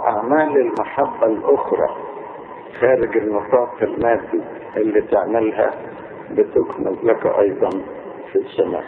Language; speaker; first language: Arabic; native; Arabic